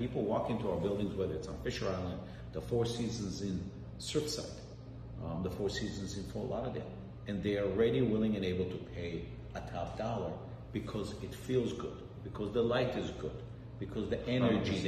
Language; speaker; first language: English; native; English